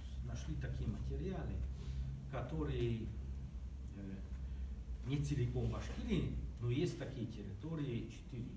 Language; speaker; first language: Russian; non-native, learner; Hungarian